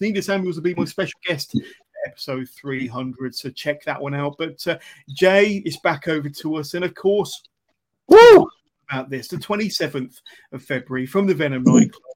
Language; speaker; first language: English; native; English